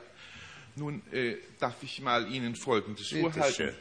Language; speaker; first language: German; native; German